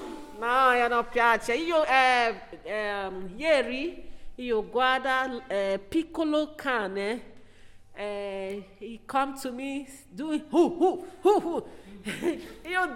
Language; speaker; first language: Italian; non-native, learner; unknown